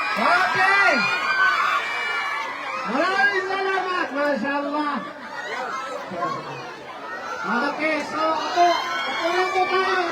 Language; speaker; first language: Filipino; non-native, local second language; Cebuano